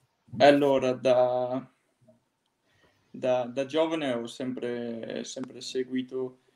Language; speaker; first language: Italian; non-native, fluent; Danish